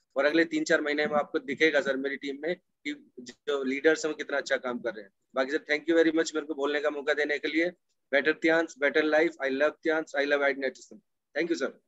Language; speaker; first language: Hindi; native; Hindi